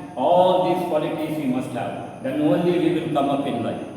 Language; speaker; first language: English; non-native, local second language; Kannada